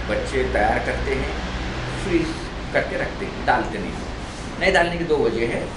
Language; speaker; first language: Hindi; non-native, local second language; Marathi